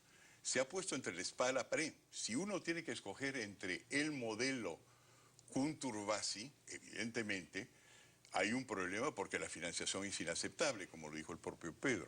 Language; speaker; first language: Spanish; native; Spanish